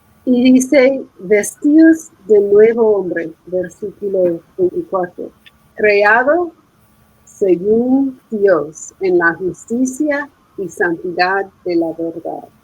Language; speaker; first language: Spanish; non-native, fluent; English